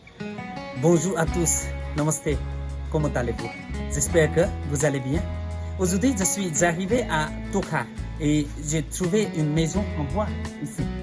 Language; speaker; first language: French; non-native, learner; Nepali